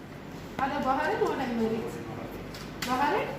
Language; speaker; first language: Arabic; non-native, learner; Amharic